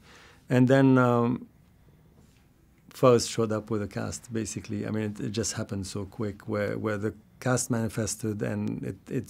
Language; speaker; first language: English; non-native, fluent; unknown